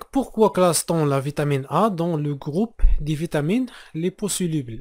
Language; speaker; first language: French; non-native, local second language; Arabic